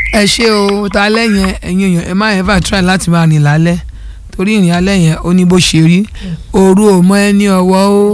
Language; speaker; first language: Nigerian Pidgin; non-native, local second language; Yoruba